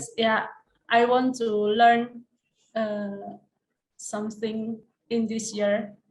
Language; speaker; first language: English; non-native, learner; Indonesian